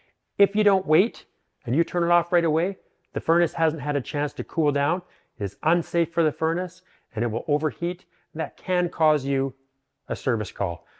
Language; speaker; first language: English; native; English